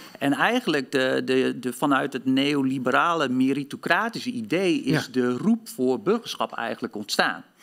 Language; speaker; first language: Dutch; native; Dutch